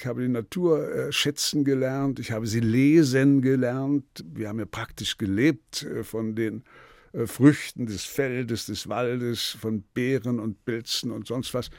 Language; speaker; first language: German; native; German